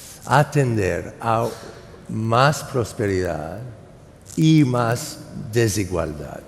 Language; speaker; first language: Spanish; non-native, fluent; English